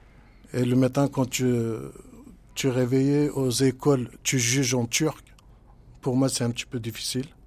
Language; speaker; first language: French; non-native, learner; Kurdish